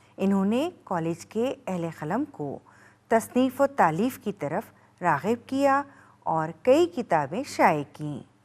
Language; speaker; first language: Urdu; native; Urdu